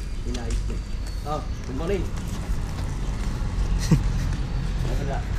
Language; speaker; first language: Filipino; native; Filipino